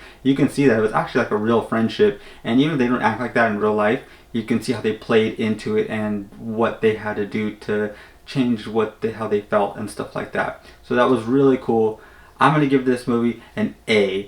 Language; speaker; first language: English; native; English